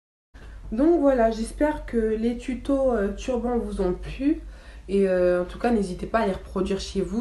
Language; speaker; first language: French; early bilingual, other home language; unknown